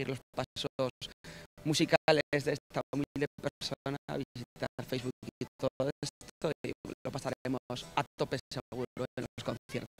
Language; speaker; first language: Spanish; native; Spanish